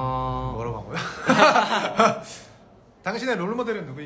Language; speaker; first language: Korean; native; Korean